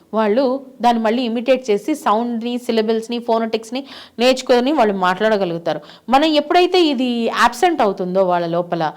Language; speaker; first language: Telugu; native; Telugu